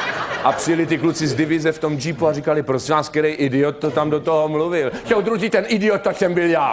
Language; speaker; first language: Czech; native; Czech